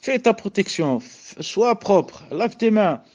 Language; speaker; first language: French; non-native, local second language; Arabic